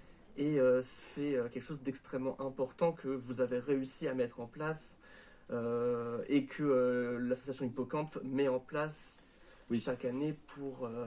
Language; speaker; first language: French; native; French